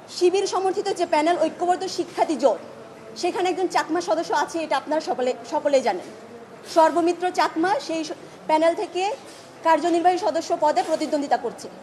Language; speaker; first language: Bangla; non-native, local second language; Chakma